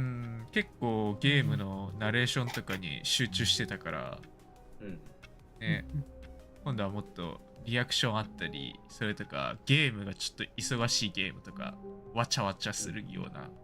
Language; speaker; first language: Japanese; native; Japanese